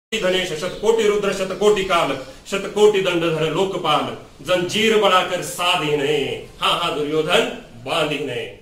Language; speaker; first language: Hindi; non-native, local second language; Marathi